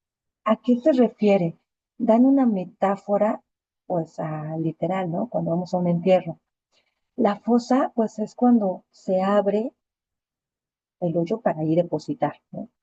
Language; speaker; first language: Spanish; native; Spanish